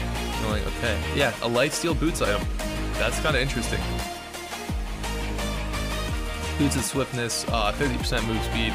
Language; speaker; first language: English; native; English